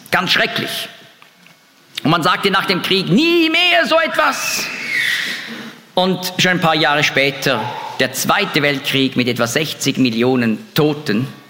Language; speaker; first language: German; native; German